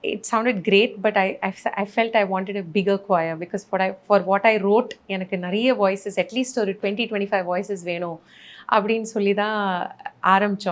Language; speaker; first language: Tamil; non-native, fluent; Malayalam